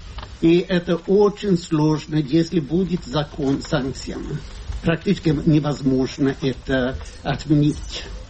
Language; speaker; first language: Russian; non-native, fluent; Swedish